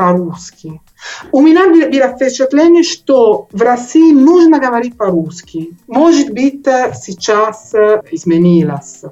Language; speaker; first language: Russian; non-native, learner; Italian